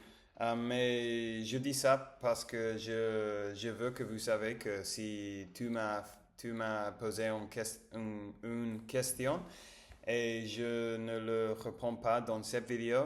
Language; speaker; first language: French; non-native, learner; Spanish